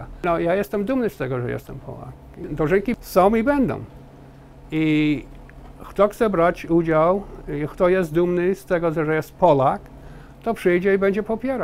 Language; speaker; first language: Polish; early bilingual, heritage; Polish